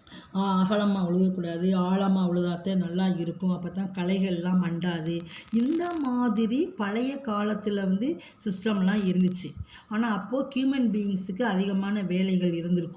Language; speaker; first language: Tamil; native; Tamil